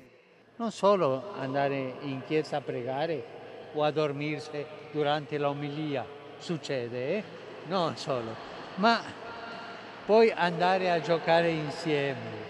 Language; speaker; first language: Italian; non-native, fluent; Spanish